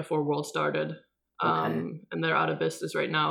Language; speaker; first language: English; non-native, fluent; Swedish